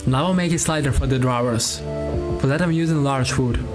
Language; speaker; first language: English; non-native, learner; Ukrainian